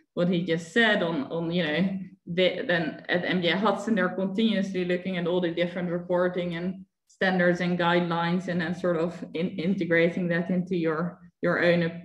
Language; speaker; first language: English; non-native, fluent; Dutch